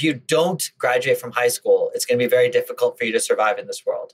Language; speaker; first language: English; native; English